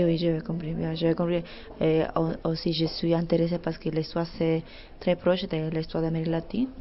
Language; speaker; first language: French; non-native, learner; Spanish